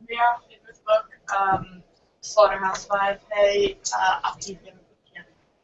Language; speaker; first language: Hindi; non-native, learner; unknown